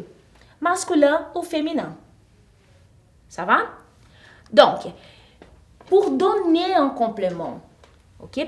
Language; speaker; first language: French; non-native, fluent; Portuguese